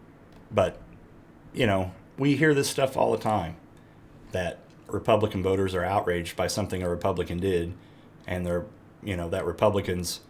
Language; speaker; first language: English; native; English